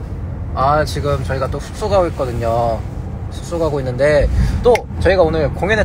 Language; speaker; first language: Korean; native; Korean